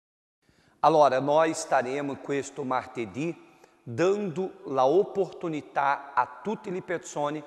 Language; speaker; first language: Italian; non-native, fluent; Portuguese